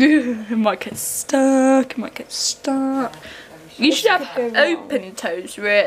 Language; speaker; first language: English; native; English